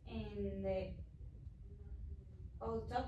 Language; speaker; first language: English; non-native, learner; Spanish